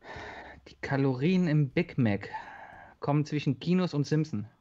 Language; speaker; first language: German; native; German